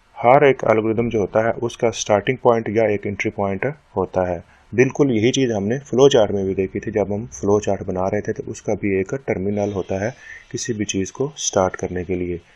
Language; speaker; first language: Urdu; native; Urdu